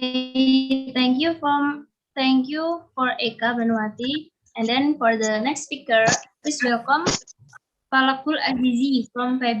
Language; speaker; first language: English; non-native, learner; Indonesian